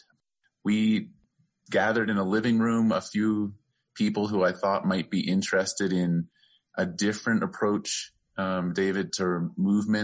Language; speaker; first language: English; native; English